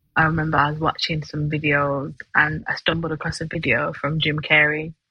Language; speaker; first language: English; native; English